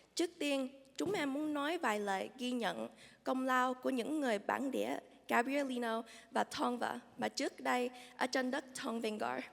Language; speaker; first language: Vietnamese; early bilingual, heritage; Vietnamese